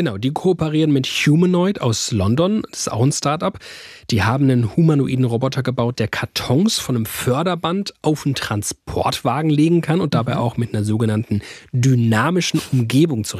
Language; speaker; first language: German; native; German